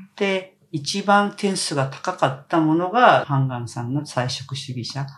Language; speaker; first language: Japanese; non-native, fluent; Korean